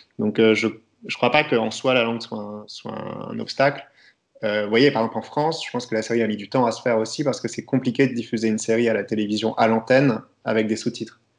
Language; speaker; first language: French; native; French